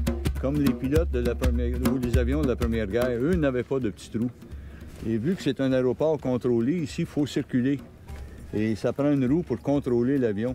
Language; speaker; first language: French; native; French